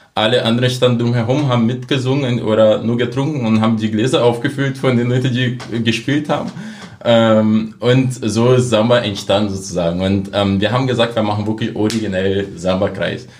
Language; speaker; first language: German; non-native, fluent; Portuguese